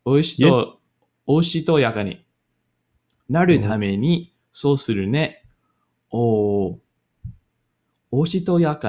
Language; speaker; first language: Japanese; non-native, learner; English